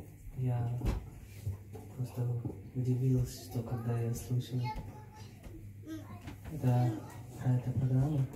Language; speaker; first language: Russian; non-native, learner; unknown